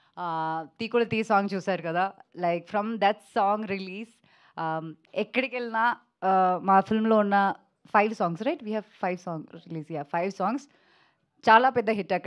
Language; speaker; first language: Telugu; non-native, local second language; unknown